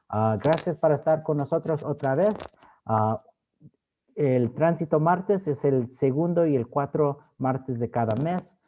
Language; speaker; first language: Spanish; early bilingual, other home language; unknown